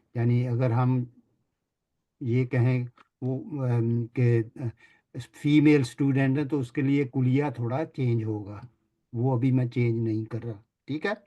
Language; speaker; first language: Urdu; native; Urdu